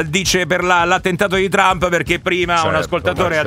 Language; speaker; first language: Italian; native; Italian